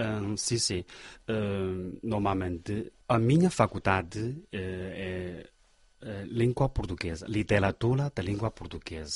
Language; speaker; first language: Portuguese; non-native, fluent; Chinese